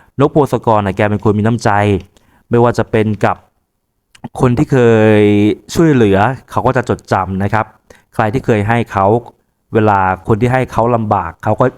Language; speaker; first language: Thai; native; Thai